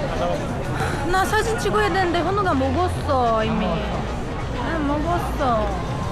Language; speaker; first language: Korean; non-native, fluent; Turkish